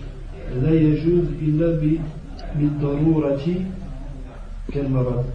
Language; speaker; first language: Arabic; non-native, learner; French